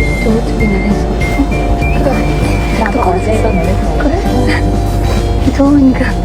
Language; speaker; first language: Korean; non-native, learner; Filipino